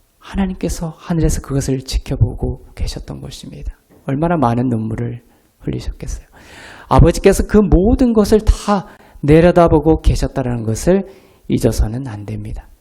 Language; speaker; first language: Korean; native; Korean